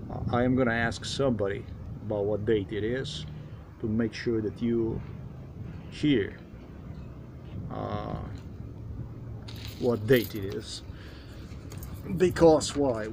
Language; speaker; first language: English; non-native, fluent; Slovenian